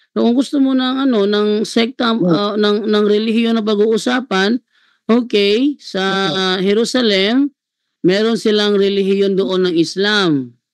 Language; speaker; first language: Filipino; non-native, local second language; Cebuano